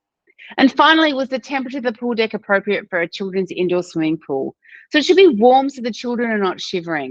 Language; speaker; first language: English; native; English